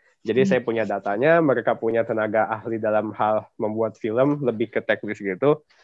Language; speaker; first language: Indonesian; native; Indonesian